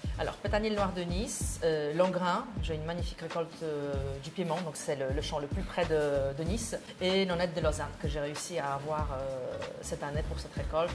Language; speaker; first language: French; non-native, fluent; Polish